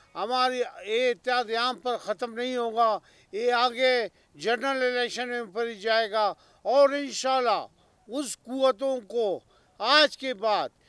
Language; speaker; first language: Urdu; non-native, local second language; Baluchi